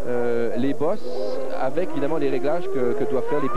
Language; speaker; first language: French; native; French